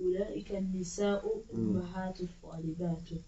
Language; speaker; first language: Arabic; non-native, learner; English